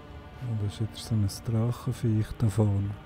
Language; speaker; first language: German; native; German